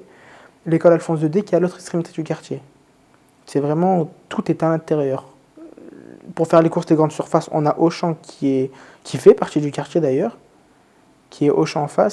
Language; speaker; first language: French; native; French